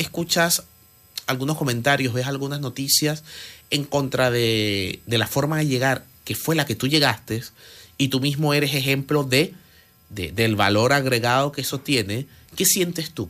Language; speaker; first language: Spanish; native; Spanish